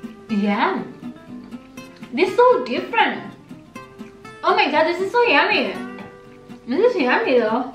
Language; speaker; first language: English; non-native, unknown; Indonesian